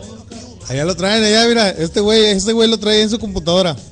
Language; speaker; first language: Spanish; native; Spanish